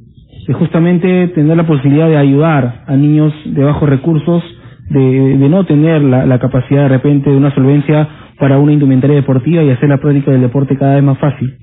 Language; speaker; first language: Spanish; native; Spanish